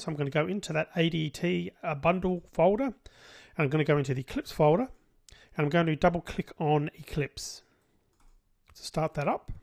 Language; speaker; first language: English; native; English